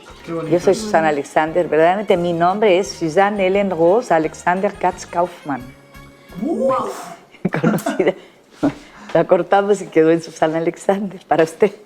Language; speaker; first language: Spanish; early bilingual, other home language; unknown